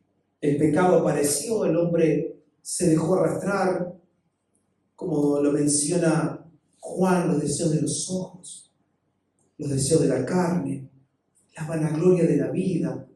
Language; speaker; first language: Spanish; native; Spanish